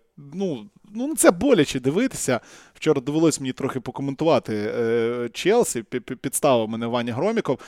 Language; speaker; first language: Ukrainian; non-native, local second language; Russian